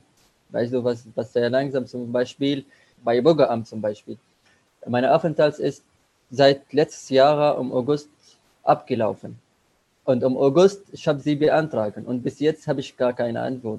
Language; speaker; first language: German; non-native, learner; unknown